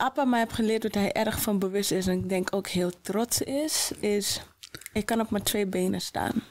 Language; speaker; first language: Dutch; native; Dutch